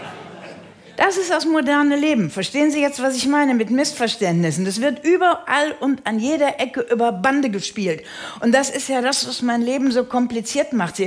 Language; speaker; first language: German; native; German